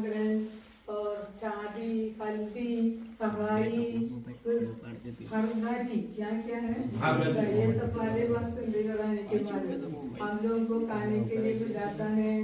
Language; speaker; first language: Hindi; non-native, local second language; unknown